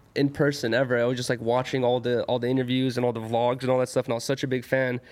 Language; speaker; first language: English; native; English